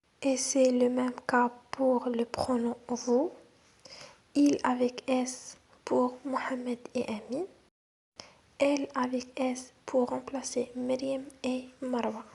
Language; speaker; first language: French; non-native, local second language; Arabic